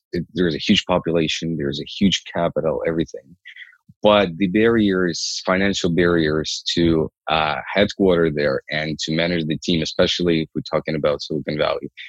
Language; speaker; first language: English; non-native, fluent; Ukrainian